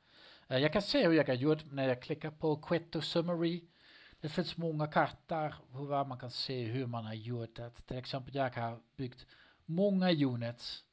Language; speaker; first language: Swedish; non-native, learner; Dutch